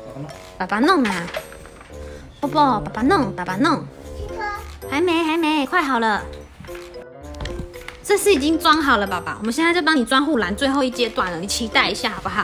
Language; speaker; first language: Chinese; native; Chinese